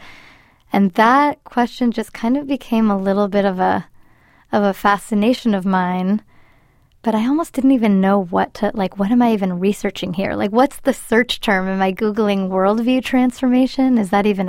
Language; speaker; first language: English; early bilingual, other home language; Spanish